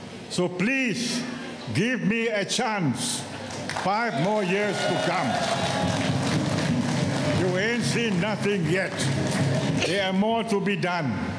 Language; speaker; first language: English; non-native, local second language; Malay